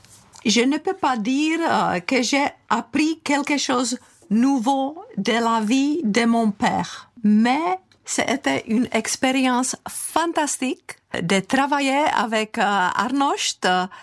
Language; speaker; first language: French; non-native, fluent; Czech